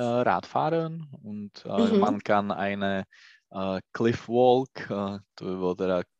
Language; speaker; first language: German; non-native, learner; Czech